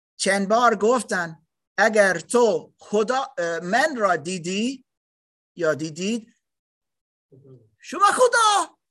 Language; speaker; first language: Persian; non-native, learner; German